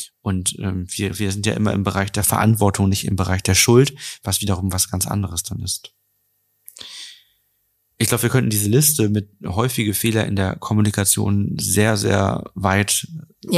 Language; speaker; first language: German; native; German